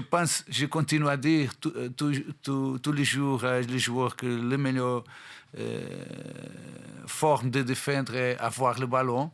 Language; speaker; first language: French; non-native, fluent; Portuguese